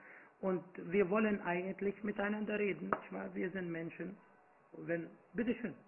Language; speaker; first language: German; non-native, fluent; Arabic